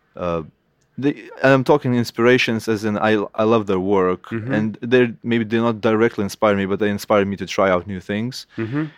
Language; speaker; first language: English; non-native, fluent; Lithuanian